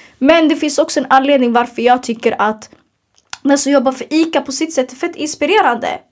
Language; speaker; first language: Swedish; early bilingual, other home language; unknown